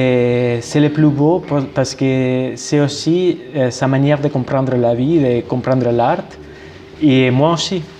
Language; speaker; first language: French; non-native, fluent; Spanish